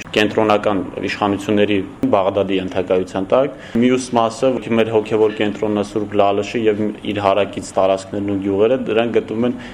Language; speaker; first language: Armenian; non-native, local second language; Kurdish